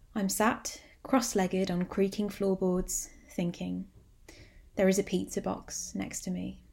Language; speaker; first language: English; native; English